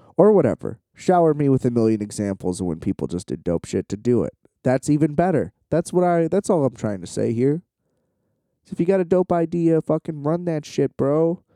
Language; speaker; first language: English; native; English